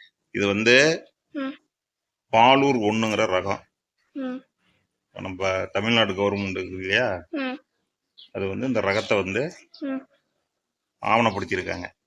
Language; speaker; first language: Tamil; native; Tamil